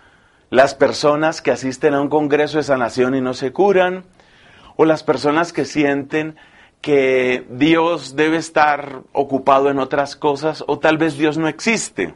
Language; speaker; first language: Spanish; native; Spanish